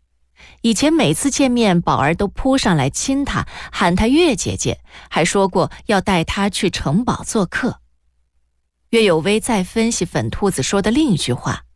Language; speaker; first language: Chinese; native; Chinese